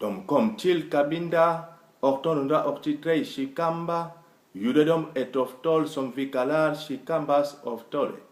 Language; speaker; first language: Swedish; non-native, fluent; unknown